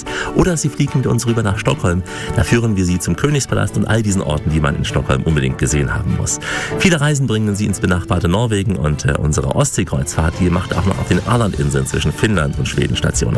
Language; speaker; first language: German; native; German